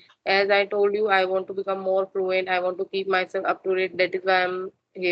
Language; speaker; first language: English; non-native, learner; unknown